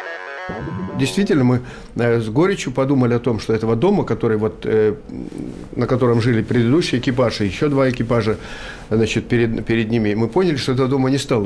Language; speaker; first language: Russian; native; Russian